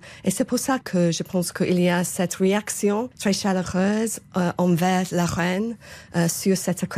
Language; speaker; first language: French; non-native, fluent; English